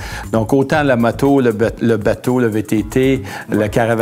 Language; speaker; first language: French; native; French